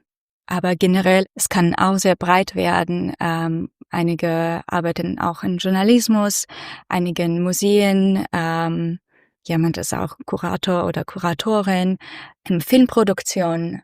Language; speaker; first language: German; non-native, fluent; Russian